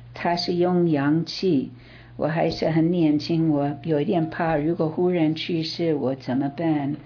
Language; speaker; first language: Chinese; non-native, fluent; English